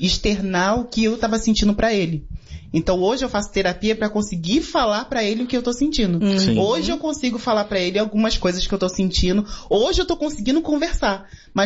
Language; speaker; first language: Portuguese; native; Portuguese